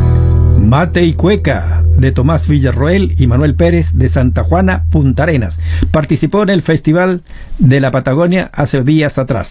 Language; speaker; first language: Spanish; native; Spanish